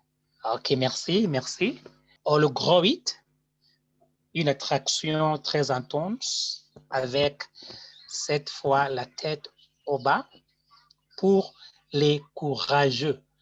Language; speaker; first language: French; non-native, fluent; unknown